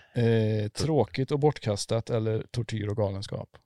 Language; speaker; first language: Swedish; native; Swedish